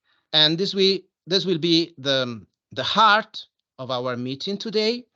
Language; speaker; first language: English; non-native, fluent; Italian